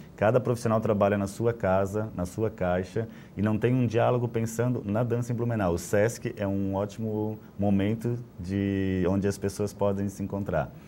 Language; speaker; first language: Portuguese; native; Portuguese